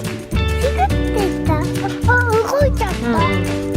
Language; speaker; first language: Japanese; native; Japanese